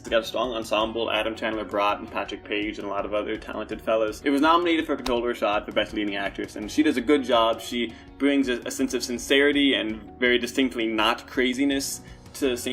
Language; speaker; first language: English; native; English